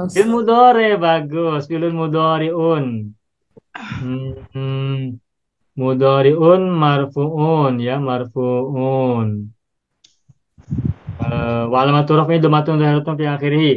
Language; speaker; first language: Arabic; non-native, fluent; Indonesian